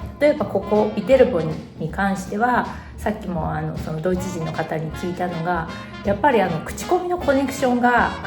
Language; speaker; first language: Japanese; native; Japanese